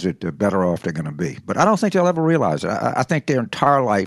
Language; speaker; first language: English; native; English